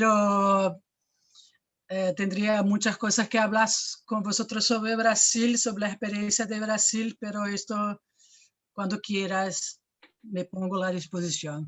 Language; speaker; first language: Spanish; non-native, fluent; Portuguese